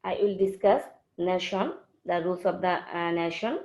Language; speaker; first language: English; non-native, local second language; Bangla